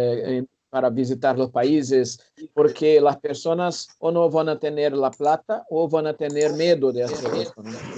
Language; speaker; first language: Spanish; non-native, fluent; Portuguese